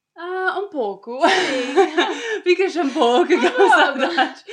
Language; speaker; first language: Portuguese; non-native, fluent; German